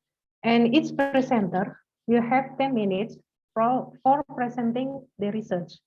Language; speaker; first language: English; non-native, learner; Indonesian